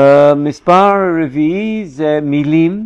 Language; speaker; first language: Hebrew; non-native, fluent; English